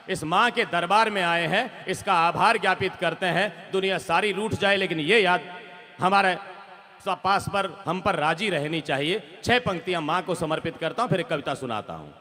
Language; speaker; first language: Hindi; non-native, local second language; Rajasthani